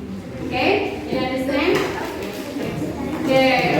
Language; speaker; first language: English; non-native, learner; Indonesian